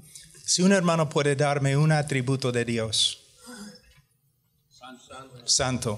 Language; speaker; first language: Spanish; non-native, fluent; English